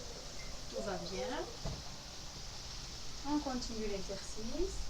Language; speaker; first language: French; native; French